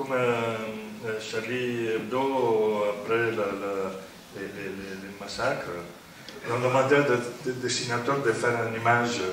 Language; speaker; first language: French; non-native, fluent; Italian